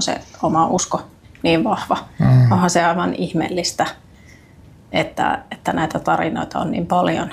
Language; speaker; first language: Finnish; native; Finnish